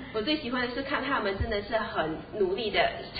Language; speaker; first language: Chinese; native; Chinese